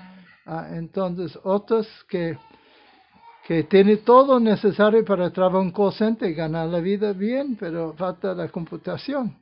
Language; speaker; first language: Spanish; non-native, fluent; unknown